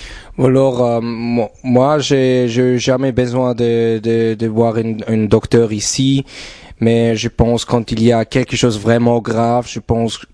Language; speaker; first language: French; non-native, fluent; German